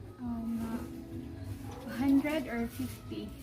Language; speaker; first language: English; non-native, local second language; Cebuano